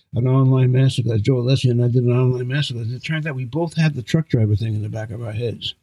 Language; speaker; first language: English; native; English